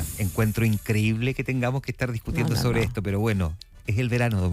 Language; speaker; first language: Spanish; native; Spanish